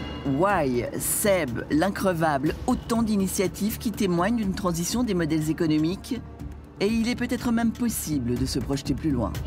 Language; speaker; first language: French; native; French